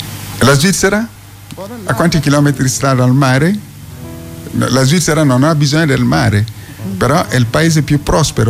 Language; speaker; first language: Italian; non-native, fluent; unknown